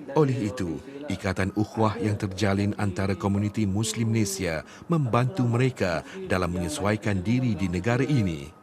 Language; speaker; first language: Malay; native; Malay